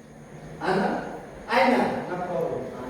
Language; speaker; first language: Arabic; non-native, fluent; Indonesian